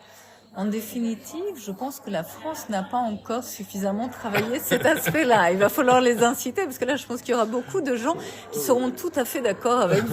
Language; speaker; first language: French; native; French